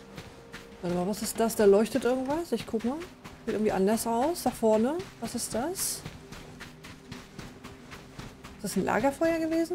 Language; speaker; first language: German; native; German